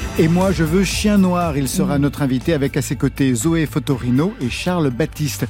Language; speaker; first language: French; native; French